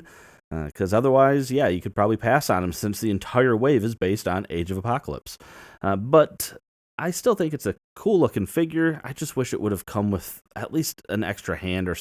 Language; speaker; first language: English; native; English